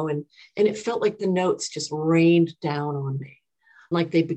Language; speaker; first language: English; native; English